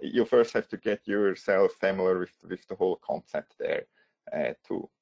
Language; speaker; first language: English; non-native, fluent; German